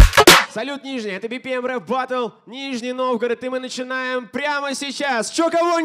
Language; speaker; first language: Russian; native; Russian